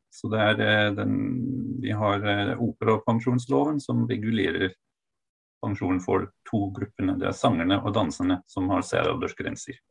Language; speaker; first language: Norwegian; non-native, fluent; German